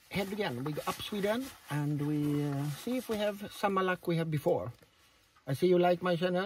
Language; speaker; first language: English; non-native, learner; Swedish